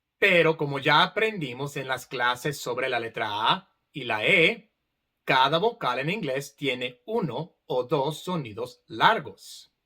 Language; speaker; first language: Spanish; non-native, fluent; English